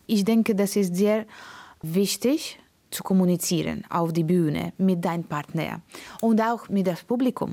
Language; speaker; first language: German; non-native, learner; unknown